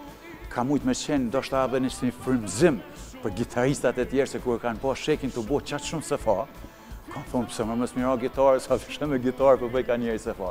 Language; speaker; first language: Albanian; native; Albanian